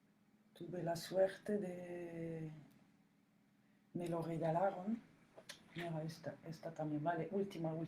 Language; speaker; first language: Spanish; non-native, fluent; French